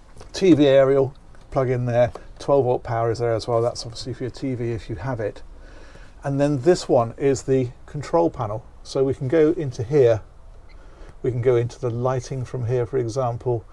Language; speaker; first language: English; native; English